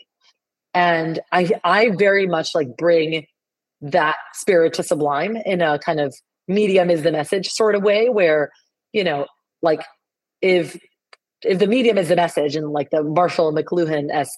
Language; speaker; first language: English; non-native, fluent; Spanish